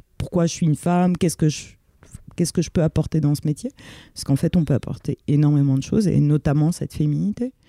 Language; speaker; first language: French; early bilingual, other home language; Romanian